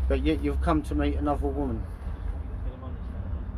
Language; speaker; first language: English; native; English